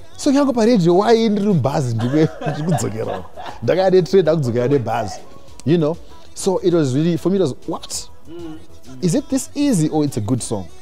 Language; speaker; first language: English; non-native, local second language; Shona